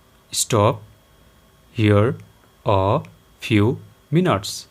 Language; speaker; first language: English; non-native, local second language; Nepali